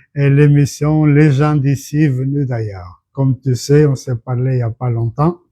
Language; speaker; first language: French; non-native, fluent; Portuguese